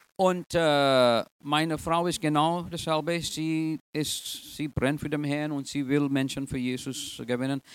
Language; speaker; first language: German; non-native, fluent; English